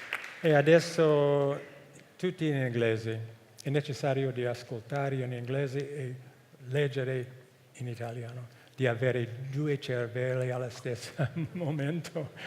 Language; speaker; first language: Italian; non-native, fluent; English